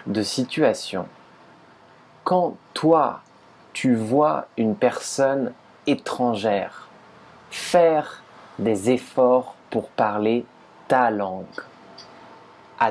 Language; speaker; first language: French; native; French